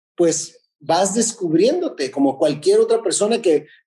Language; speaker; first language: Spanish; native; Spanish